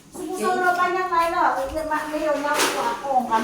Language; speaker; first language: Chinese; non-native, learner; Filipino